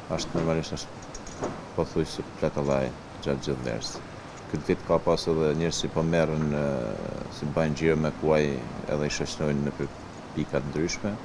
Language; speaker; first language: Albanian; native; Albanian